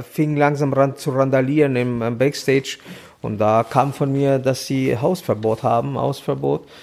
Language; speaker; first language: German; non-native, fluent; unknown